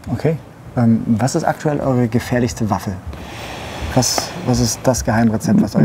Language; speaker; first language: German; native; German